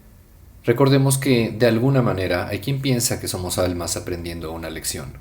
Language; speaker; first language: Spanish; native; Spanish